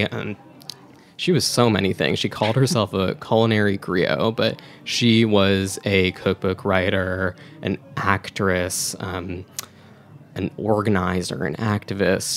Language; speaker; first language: English; native; English